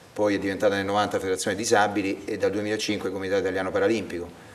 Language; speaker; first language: Italian; native; Italian